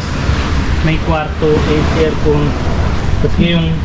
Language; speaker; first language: Filipino; non-native, learner; Hindi